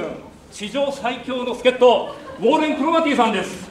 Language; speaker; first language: Japanese; native; Japanese